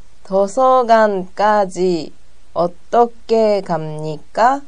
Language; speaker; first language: Korean; non-native, learner; Japanese